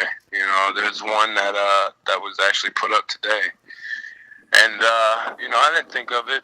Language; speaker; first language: English; native; English